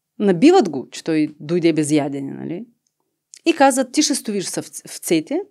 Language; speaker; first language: Bulgarian; early bilingual, heritage; Bulgarian